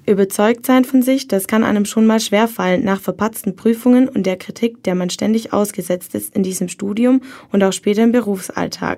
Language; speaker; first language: German; native; German